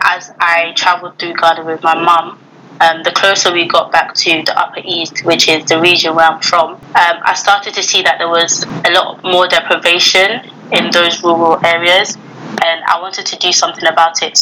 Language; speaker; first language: English; native; English